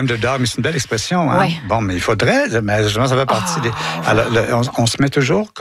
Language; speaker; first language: French; native; French